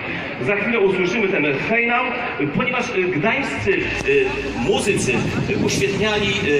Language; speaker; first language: Polish; native; Polish